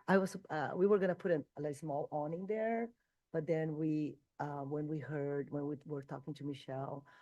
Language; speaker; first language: English; non-native, fluent; Portuguese